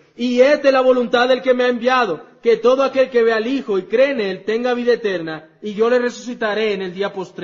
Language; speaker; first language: Spanish; native; Spanish